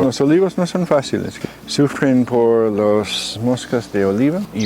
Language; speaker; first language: Spanish; non-native, fluent; English